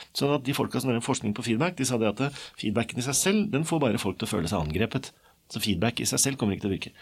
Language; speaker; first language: Norwegian; native; Norwegian